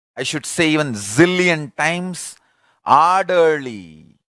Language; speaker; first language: English; non-native, local second language; Tamil